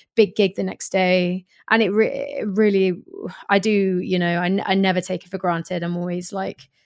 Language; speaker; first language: English; native; English